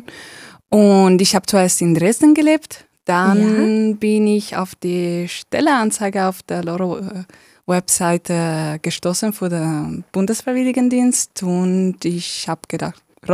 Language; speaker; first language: German; non-native, fluent; Italian